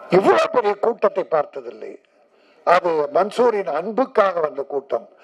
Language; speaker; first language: Tamil; native; Tamil